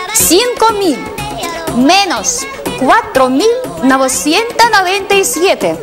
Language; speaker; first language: Spanish; non-native, learner; Russian